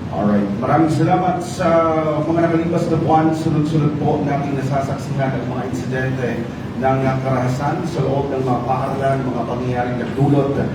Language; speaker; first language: Filipino; native; Filipino